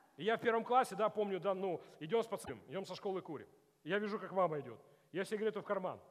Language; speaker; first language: Russian; non-native, local second language; Ukrainian